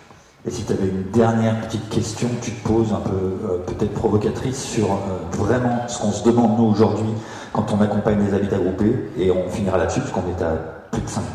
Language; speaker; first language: French; native; French